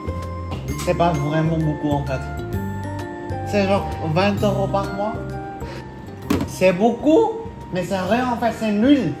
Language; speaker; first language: French; non-native, learner; Vietnamese